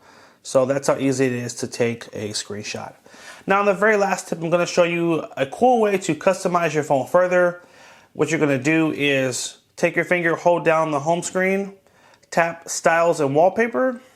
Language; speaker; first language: English; native; English